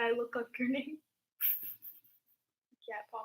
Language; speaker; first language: English; native; English